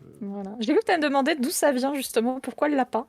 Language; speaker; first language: French; native; French